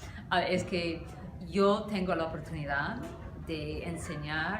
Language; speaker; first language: Spanish; non-native, fluent; English